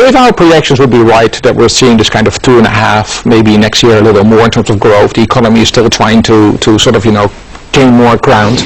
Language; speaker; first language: English; non-native, fluent; Dutch